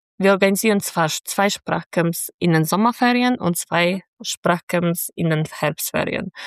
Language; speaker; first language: German; non-native, fluent; Polish